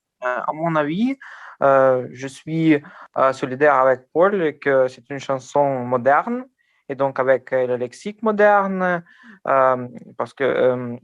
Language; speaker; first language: French; non-native, learner; Ukrainian